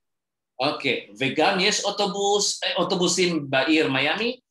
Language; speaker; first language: Hebrew; non-native, fluent; Indonesian